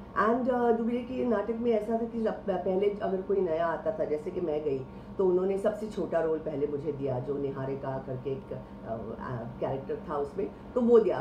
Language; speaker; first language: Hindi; non-native, local second language; Marathi